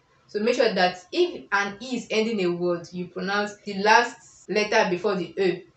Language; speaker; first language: English; non-native, local second language; Yoruba